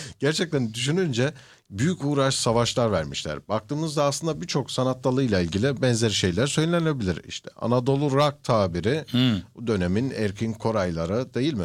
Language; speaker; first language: Turkish; early bilingual, heritage; Turkish